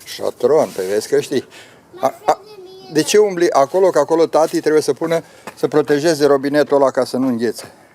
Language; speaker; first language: Romanian; native; Romanian